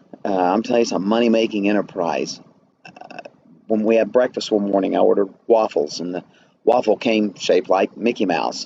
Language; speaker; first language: English; native; English